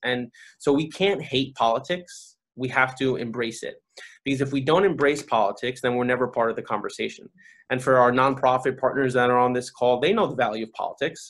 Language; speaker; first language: English; early bilingual, other home language; Spanish